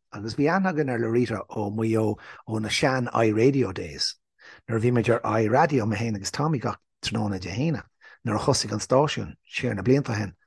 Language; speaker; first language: Irish; non-native, local second language; English